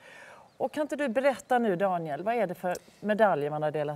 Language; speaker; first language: Swedish; native; Swedish